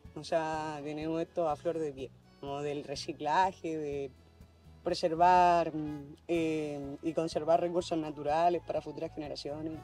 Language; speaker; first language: Spanish; native; Spanish